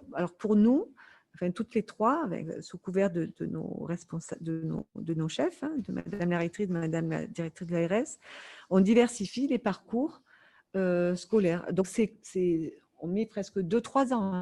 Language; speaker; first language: French; native; French